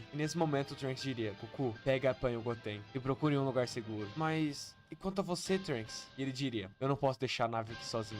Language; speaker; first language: Portuguese; native; Portuguese